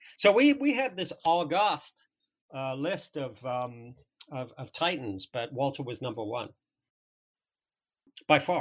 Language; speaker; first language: English; native; English